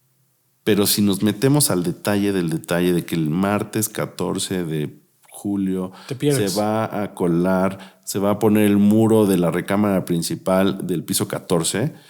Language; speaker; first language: Spanish; native; Spanish